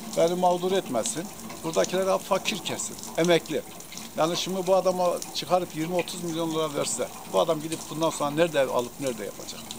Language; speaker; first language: Turkish; native; Turkish